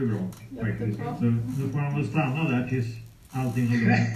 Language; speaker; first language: Swedish; native; Swedish